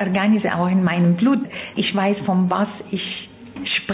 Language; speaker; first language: German; non-native, fluent; Arabic